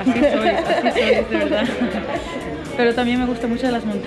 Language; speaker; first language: Spanish; non-native, fluent; Dutch